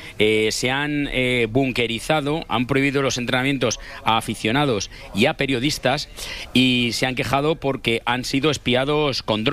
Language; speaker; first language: Spanish; native; Spanish